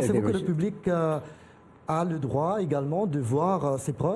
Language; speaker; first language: French; native; French